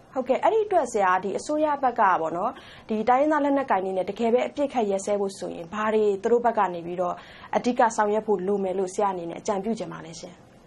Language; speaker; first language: Burmese; native; Burmese